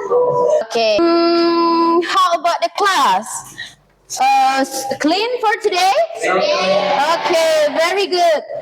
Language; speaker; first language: English; non-native, learner; Indonesian